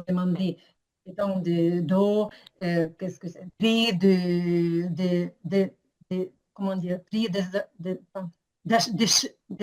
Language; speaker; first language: French; non-native, fluent; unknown